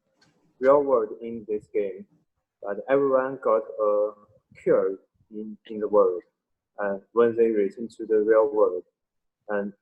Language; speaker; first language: English; non-native, learner; Chinese